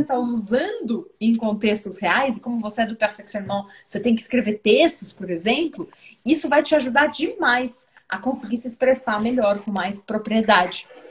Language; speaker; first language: Portuguese; native; Portuguese